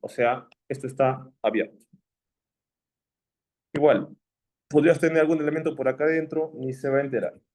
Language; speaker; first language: Spanish; native; Spanish